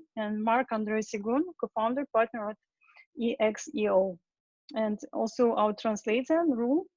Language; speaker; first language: English; non-native, fluent; Russian